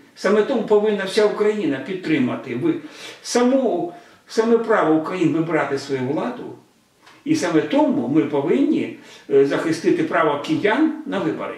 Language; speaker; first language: Ukrainian; non-native, local second language; Russian